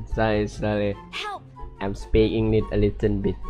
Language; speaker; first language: English; non-native, learner; Thai